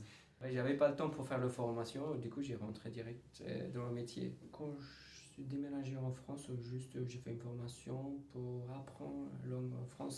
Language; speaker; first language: French; non-native, learner; Turkish